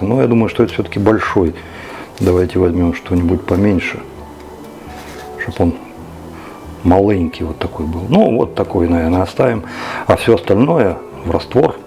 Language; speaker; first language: Russian; native; Russian